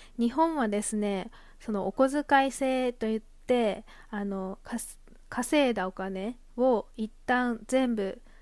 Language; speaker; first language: Japanese; native; Japanese